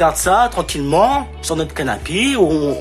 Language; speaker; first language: French; native; French